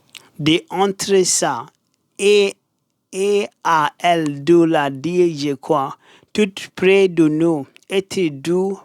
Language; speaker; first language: French; non-native, learner; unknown